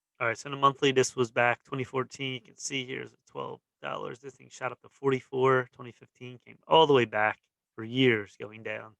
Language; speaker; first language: English; native; English